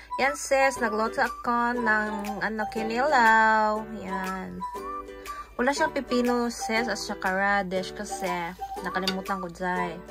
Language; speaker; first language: Filipino; non-native, local second language; Waray